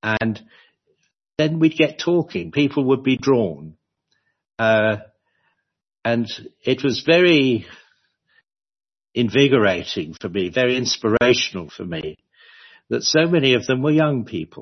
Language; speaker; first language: English; native; English